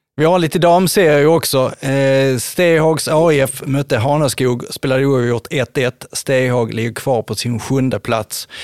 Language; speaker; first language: Swedish; native; Swedish